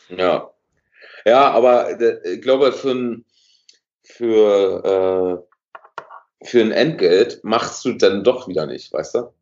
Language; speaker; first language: German; native; German